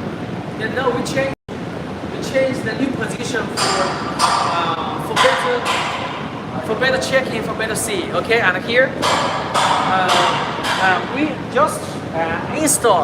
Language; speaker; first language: English; non-native, learner; Chinese